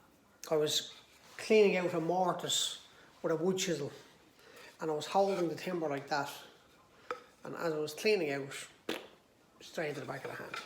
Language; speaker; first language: English; native; English